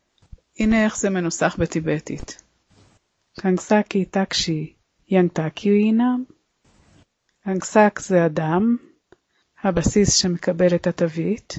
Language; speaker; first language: Hebrew; native; Hebrew